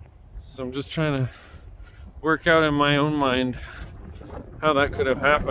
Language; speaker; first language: English; native; English